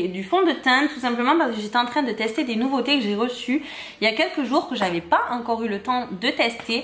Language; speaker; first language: French; native; French